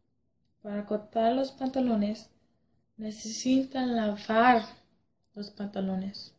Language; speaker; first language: Spanish; non-native, learner; English